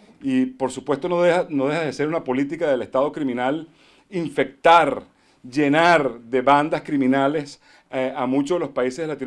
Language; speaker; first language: Spanish; native; Spanish